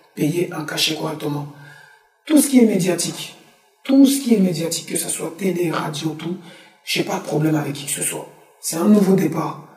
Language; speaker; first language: French; early bilingual, other home language; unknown